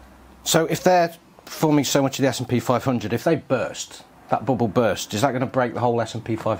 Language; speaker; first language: English; native; English